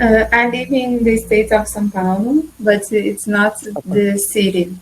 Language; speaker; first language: English; non-native, learner; Portuguese